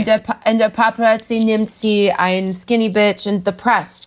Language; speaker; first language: German; non-native, learner; English